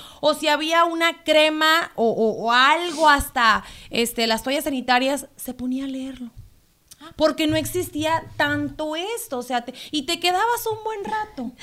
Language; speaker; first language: Spanish; native; Spanish